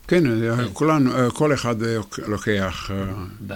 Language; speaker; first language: Hebrew; non-native, fluent; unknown